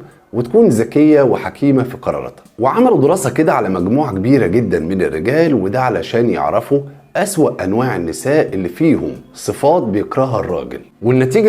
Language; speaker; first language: Arabic; native; Arabic